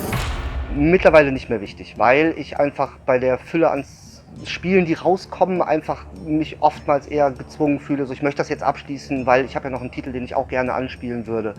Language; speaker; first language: German; native; German